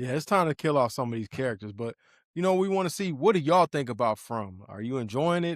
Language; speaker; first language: English; native; English